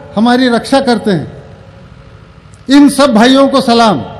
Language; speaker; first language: Hindi; non-native, local second language; Marathi